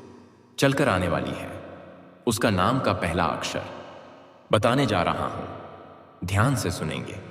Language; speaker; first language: Hindi; native; Hindi